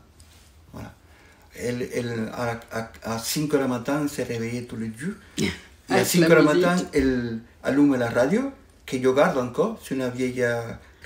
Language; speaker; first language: French; non-native, fluent; Spanish